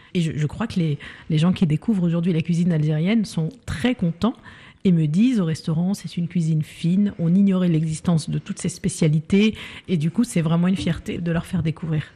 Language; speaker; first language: French; early bilingual, other home language; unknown